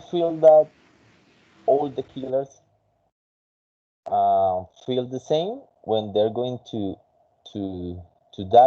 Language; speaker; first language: English; non-native, fluent; Spanish